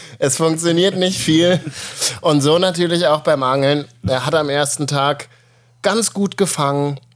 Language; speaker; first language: German; native; German